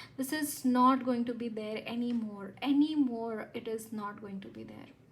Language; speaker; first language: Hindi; non-native, local second language; Marathi